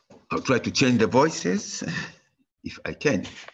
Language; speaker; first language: English; non-native, local second language; Bemba